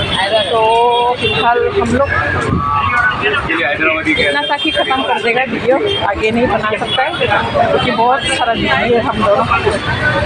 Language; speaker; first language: Hindi; non-native, local second language; Assamese